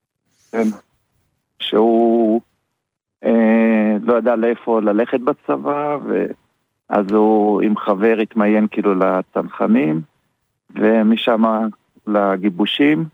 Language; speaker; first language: Hebrew; early bilingual, other home language; German